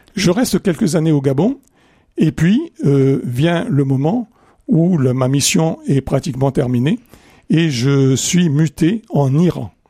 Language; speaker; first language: French; native; French